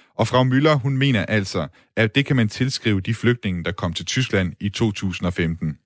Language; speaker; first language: Danish; native; Danish